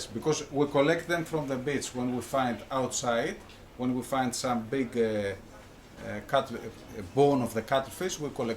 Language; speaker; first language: English; non-native, fluent; Greek